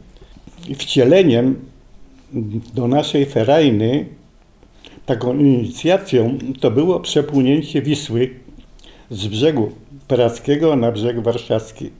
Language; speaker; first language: Polish; native; Polish